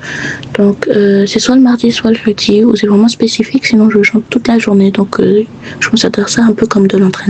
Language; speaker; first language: French; native; French